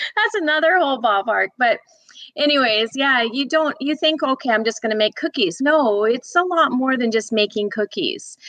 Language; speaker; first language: English; native; English